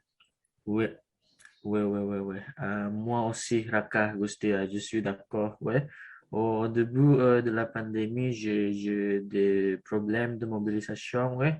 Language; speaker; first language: French; non-native, learner; Indonesian